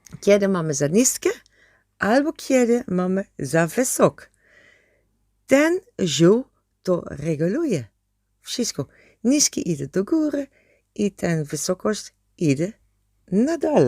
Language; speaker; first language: Polish; non-native, learner; Dutch